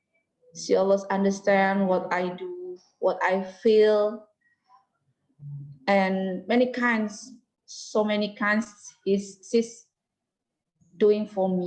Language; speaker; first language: English; non-native, learner; Indonesian